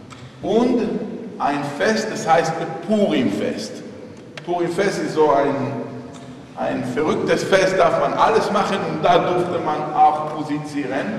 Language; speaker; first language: German; non-native, fluent; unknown